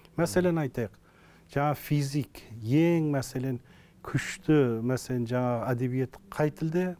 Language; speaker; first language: Kazakh; early bilingual, heritage; Kazakh